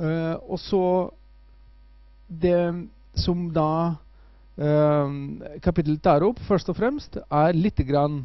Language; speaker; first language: Norwegian; non-native, fluent; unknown